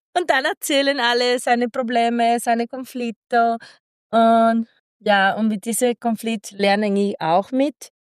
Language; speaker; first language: German; non-native, learner; Spanish